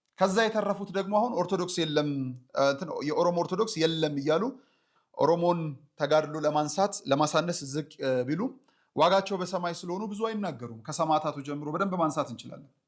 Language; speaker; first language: Amharic; non-native, local second language; Oromo